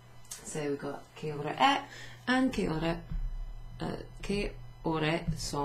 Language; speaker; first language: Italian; non-native, fluent; English